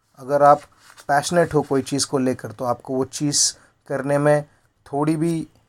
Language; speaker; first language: Hindi; non-native, local second language; Marathi